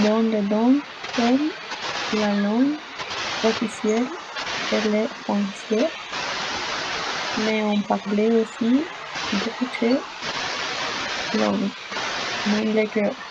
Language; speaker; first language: French; non-native, learner; Spanish